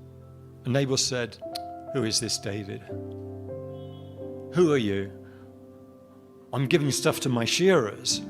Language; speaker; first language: English; native; English